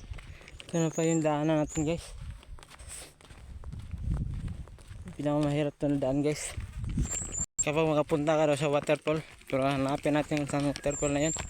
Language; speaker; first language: Filipino; non-native, local second language; Cebuano